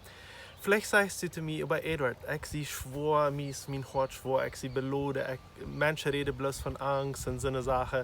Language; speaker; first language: German; non-native, learner; Plautdietsch